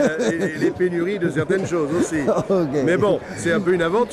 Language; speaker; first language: French; native; French